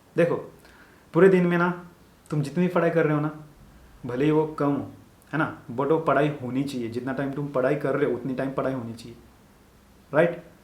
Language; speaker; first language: Hindi; non-native, local second language; Marathi